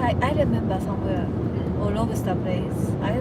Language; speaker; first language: English; non-native, learner; Japanese